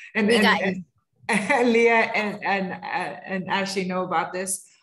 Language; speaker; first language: English; native; English